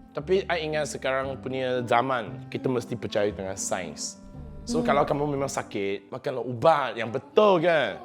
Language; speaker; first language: Malay; non-native, local second language; Chinese